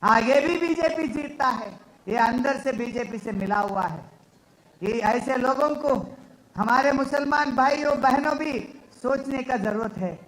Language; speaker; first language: Hindi; non-native, local second language; Telugu